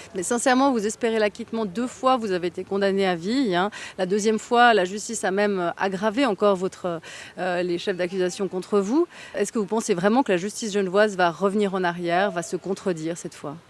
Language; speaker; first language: French; native; French